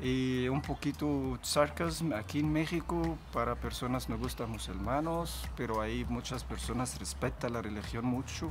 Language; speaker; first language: Spanish; non-native, learner; Arabic